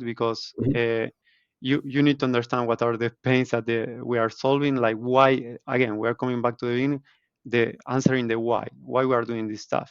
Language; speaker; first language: English; non-native, fluent; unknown